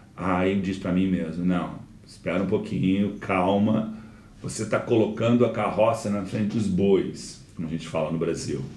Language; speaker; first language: Portuguese; native; Portuguese